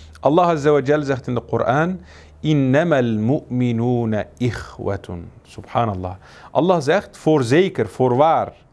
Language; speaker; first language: Dutch; early bilingual, other home language; Turkish